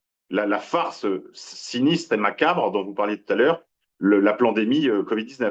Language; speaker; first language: French; native; French